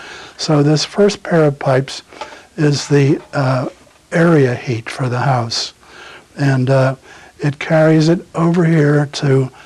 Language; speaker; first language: English; native; English